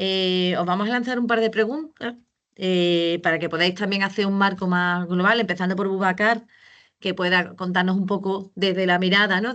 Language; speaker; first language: Spanish; native; Spanish